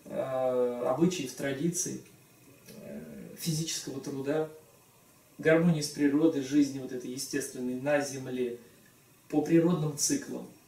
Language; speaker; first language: Russian; native; Russian